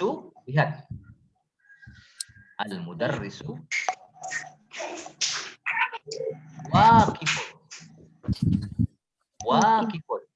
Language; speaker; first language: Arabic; non-native, fluent; Indonesian